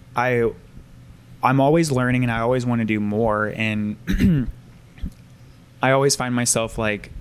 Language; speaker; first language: English; native; English